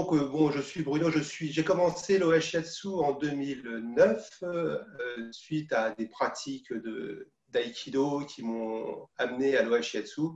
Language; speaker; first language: French; native; French